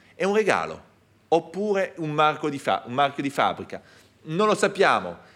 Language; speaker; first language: Italian; native; Italian